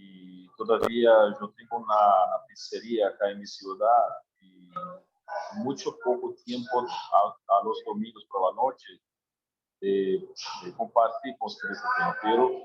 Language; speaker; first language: Spanish; non-native, learner; Portuguese